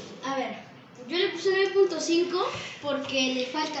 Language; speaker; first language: Spanish; native; Spanish